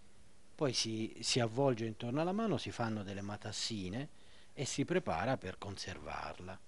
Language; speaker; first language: Italian; native; Italian